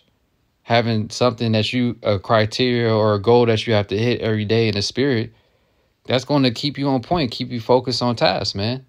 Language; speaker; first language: English; native; English